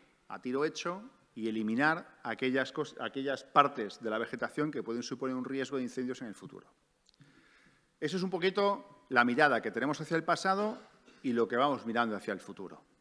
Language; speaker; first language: Spanish; native; Spanish